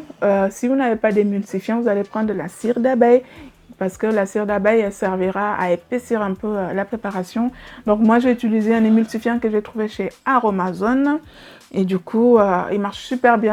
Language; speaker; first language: French; native; French